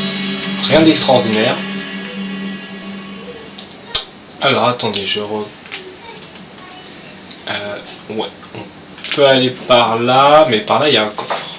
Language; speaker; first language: French; native; French